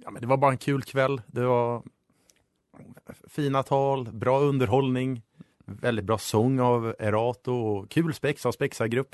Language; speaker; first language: Swedish; native; Swedish